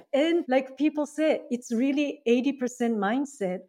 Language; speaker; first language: English; non-native, fluent; Japanese